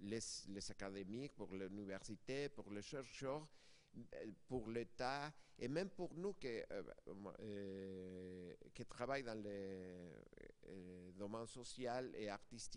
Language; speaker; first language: French; non-native, fluent; Spanish